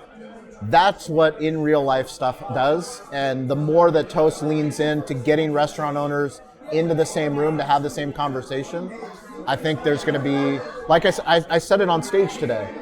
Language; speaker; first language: English; native; English